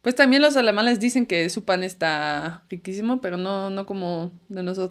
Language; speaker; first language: Spanish; non-native, fluent; Dutch